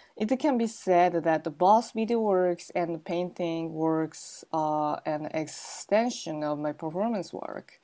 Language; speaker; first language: English; non-native, learner; Japanese